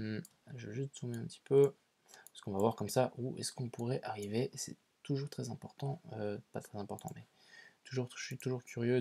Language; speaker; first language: French; native; French